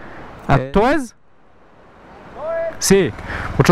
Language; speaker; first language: Spanish; non-native, learner; French